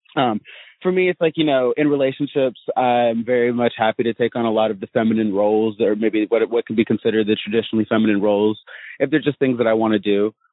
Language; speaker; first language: English; native; English